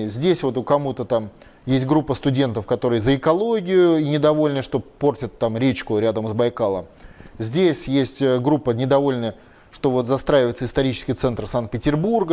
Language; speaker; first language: Russian; native; Russian